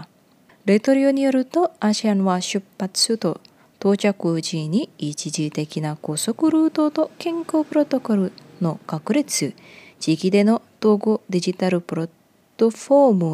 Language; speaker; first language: Japanese; non-native, fluent; Indonesian